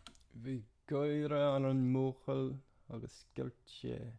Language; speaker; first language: Irish; non-native, learner; English